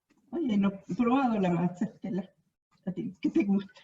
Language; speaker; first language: Spanish; native; Spanish